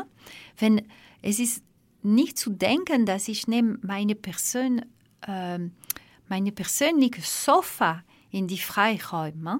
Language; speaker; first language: German; non-native, fluent; French